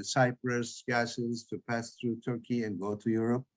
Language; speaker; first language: English; non-native, fluent; Turkish